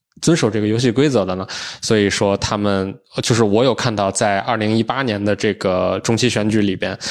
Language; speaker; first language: Chinese; native; Chinese